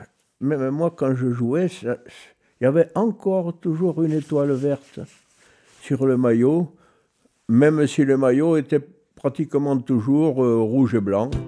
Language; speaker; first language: French; native; French